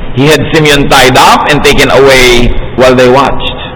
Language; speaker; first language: English; non-native, local second language; Filipino